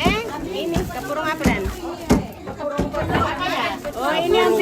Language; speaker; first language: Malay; non-native, local second language; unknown